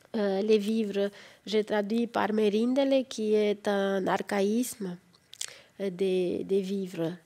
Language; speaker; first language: French; non-native, fluent; Romanian